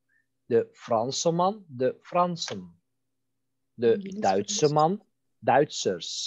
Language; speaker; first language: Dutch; non-native, fluent; Turkish